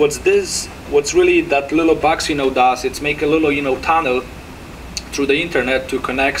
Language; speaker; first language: English; non-native, fluent; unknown